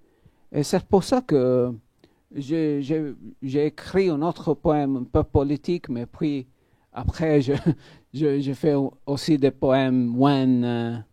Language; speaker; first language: French; non-native, fluent; Maltese